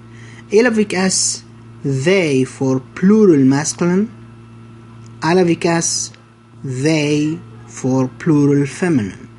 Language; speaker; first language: French; non-native, fluent; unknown